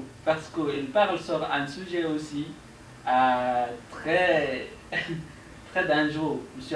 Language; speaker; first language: French; non-native, learner; Arabic